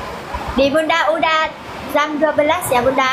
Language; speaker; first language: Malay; non-native, fluent; Vietnamese